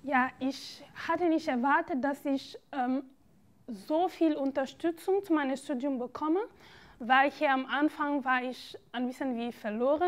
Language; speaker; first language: German; non-native, fluent; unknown